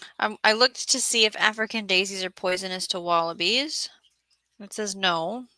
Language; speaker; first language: English; native; English